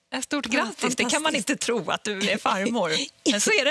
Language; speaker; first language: Swedish; native; Swedish